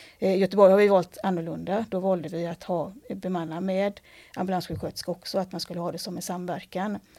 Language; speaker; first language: Swedish; native; Swedish